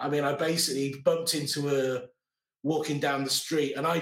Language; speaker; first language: English; native; English